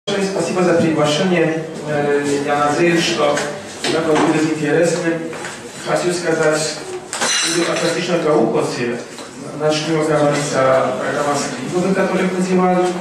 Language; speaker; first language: Russian; non-native, fluent; Polish